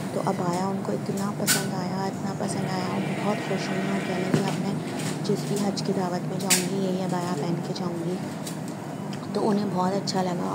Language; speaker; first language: Hindi; native; Hindi